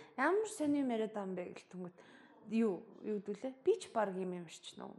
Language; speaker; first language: Mongolian; early bilingual, heritage; Mongolian